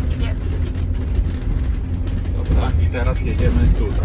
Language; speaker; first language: Ukrainian; non-native, learner; Polish